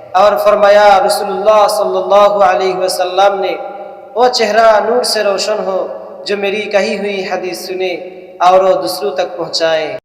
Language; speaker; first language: Urdu; non-native, fluent; Bangla